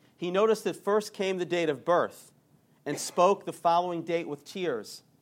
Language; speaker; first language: English; native; English